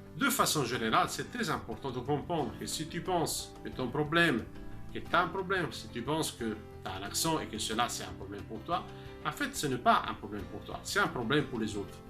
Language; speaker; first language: French; non-native, fluent; Italian